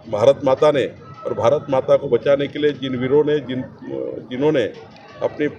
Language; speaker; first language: Hindi; non-native, local second language; Marathi